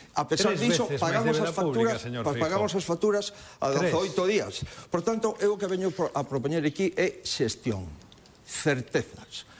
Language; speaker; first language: Galician; native; Galician